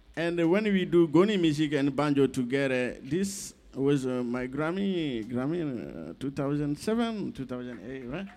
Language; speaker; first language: English; non-native, learner; Bambara